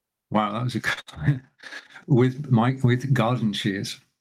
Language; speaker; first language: English; native; English